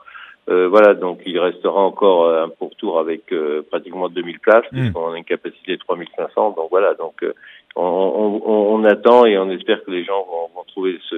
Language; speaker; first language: French; native; French